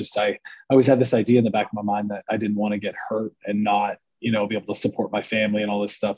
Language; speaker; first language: English; native; English